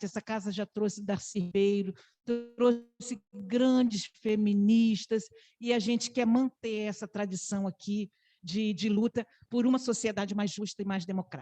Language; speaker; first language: Portuguese; native; Portuguese